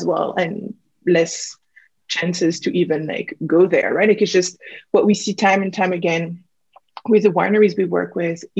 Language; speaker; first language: English; non-native, fluent; French